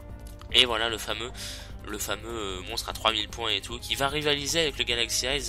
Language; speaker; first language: French; native; French